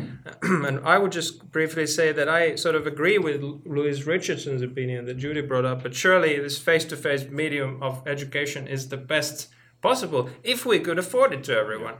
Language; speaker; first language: English; non-native, fluent; Finnish